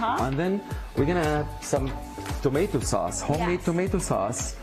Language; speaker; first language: English; non-native, fluent; Arabic